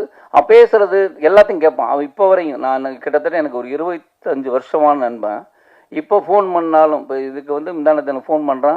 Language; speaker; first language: Tamil; native; Tamil